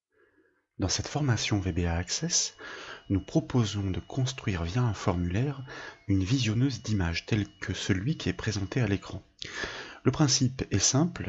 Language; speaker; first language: French; native; French